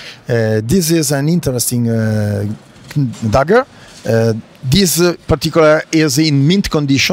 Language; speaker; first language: English; non-native, learner; Italian